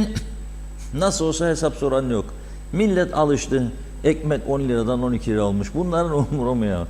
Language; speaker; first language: Turkish; native; Turkish